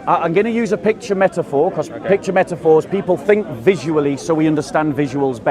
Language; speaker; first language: English; native; English